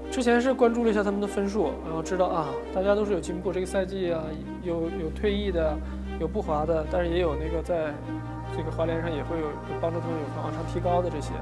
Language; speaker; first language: Chinese; native; Chinese